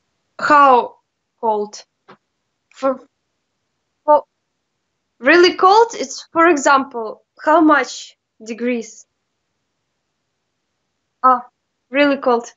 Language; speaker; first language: English; non-native, learner; Russian